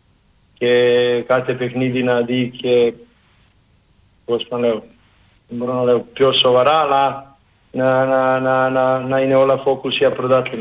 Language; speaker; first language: Greek; non-native, learner; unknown